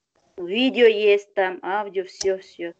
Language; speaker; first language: Russian; non-native, learner; Uzbek